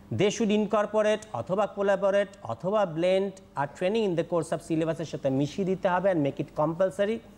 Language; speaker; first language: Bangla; native; Bangla